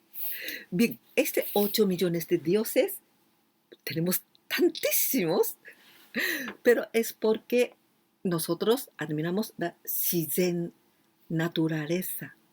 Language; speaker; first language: Spanish; non-native, fluent; Japanese